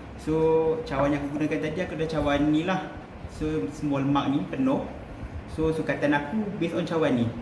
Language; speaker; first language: Malay; native; Malay